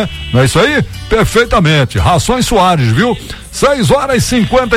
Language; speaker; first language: Portuguese; native; Portuguese